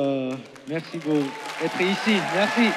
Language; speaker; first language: French; non-native, learner; Armenian